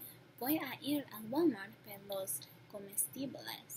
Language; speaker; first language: Spanish; non-native, learner; English